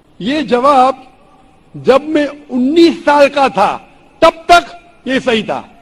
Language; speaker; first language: Urdu; non-native, local second language; Konkani